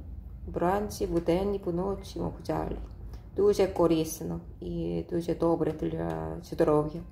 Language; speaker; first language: Ukrainian; non-native, learner; Korean